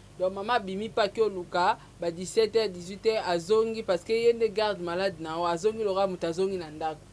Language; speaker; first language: Lingala; native; Lingala